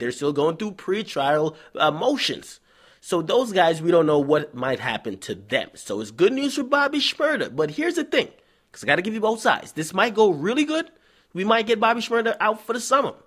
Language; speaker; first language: English; native; English